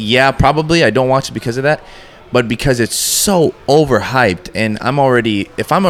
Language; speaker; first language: English; native; English